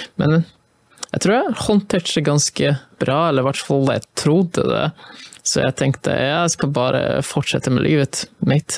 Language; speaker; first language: Norwegian; non-native, fluent; Polish